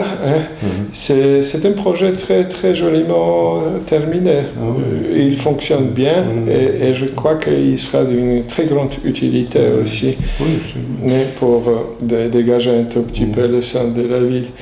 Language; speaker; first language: French; non-native, fluent; Polish